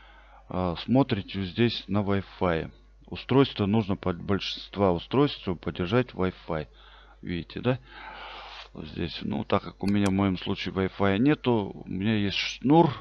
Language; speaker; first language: Russian; native; Russian